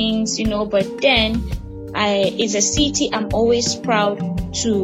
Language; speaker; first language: English; non-native, local second language; Hausa